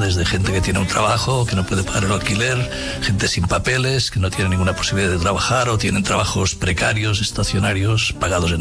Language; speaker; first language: Spanish; native; Spanish